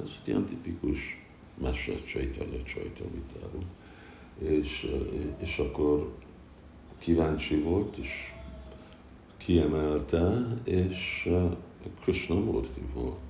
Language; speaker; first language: Hungarian; early bilingual, heritage; Hungarian